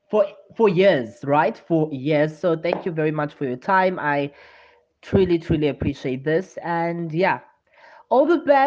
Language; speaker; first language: English; non-native, local second language; Xhosa